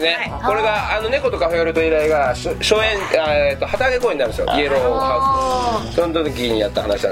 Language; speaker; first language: Japanese; native; Japanese